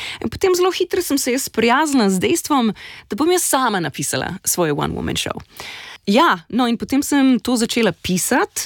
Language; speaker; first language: Slovenian; native; Slovenian